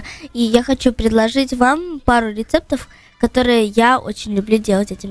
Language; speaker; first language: Russian; early bilingual, heritage; Russian